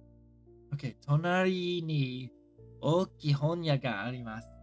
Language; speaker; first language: Japanese; non-native, learner; English